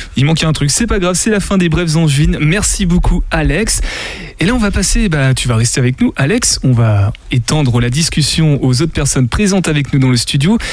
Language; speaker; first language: French; native; French